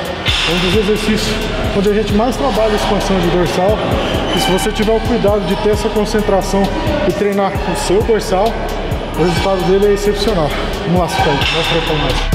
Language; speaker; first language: Portuguese; native; Portuguese